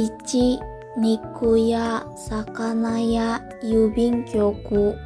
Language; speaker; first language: Japanese; non-native, learner; Indonesian